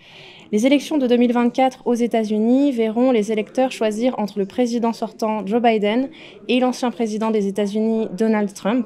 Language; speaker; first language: French; native; French